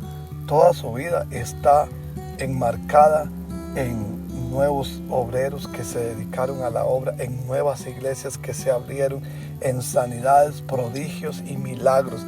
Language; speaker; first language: Spanish; native; Spanish